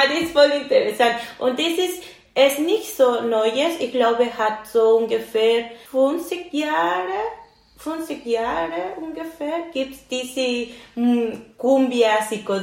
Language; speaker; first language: German; non-native, learner; Spanish